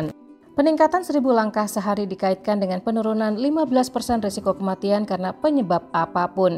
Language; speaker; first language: Indonesian; native; Indonesian